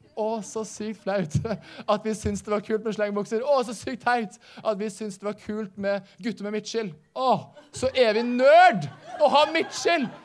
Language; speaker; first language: Norwegian; native; Norwegian